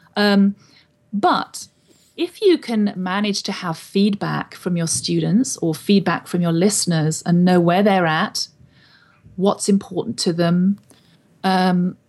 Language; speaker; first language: English; native; English